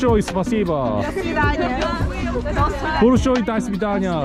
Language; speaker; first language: Korean; native; Korean